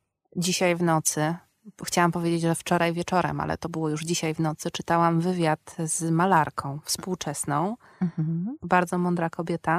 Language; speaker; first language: Polish; native; Polish